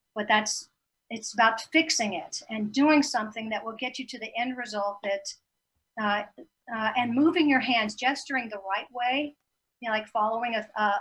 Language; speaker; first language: English; native; English